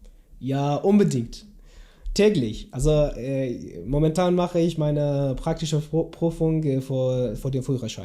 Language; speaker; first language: German; non-native, learner; Kurdish